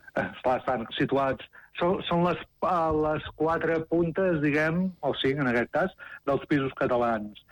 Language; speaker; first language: Catalan; native; Catalan